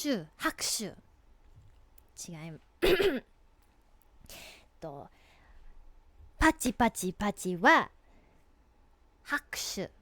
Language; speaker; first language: Japanese; non-native, learner; English